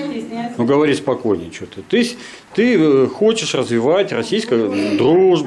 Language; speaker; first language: Russian; native; Russian